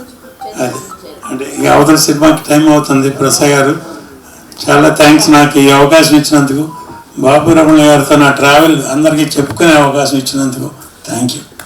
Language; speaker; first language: Telugu; native; Telugu